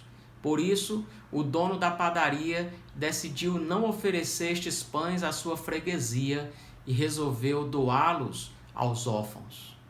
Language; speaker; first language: Portuguese; native; Portuguese